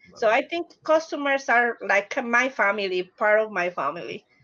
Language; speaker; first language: English; non-native, learner; Spanish